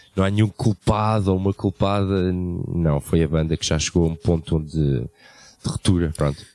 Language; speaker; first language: Portuguese; early bilingual, heritage; Portuguese